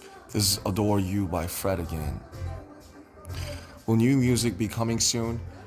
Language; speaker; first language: English; non-native, fluent; Korean